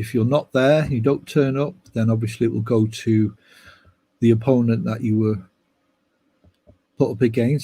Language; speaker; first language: English; native; English